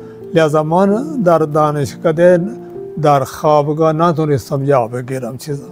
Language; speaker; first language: Persian; non-native, fluent; Punjabi